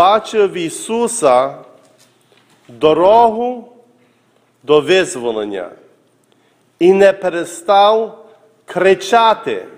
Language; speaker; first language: Ukrainian; early bilingual, heritage; Ukrainian